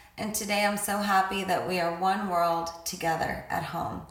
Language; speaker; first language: English; native; English